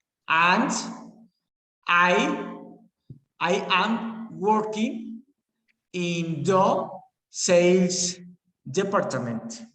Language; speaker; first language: English; non-native, learner; Spanish